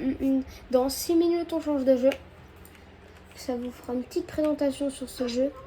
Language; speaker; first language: French; native; French